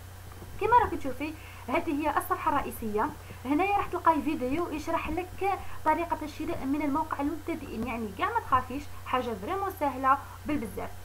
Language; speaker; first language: Arabic; native; Arabic